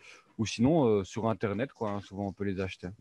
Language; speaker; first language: French; native; French